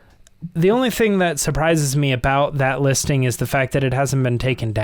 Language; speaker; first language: English; native; English